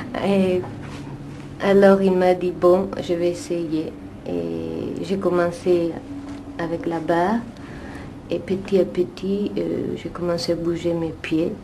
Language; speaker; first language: French; non-native, fluent; Italian